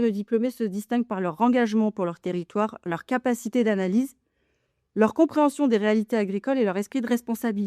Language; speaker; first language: French; native; French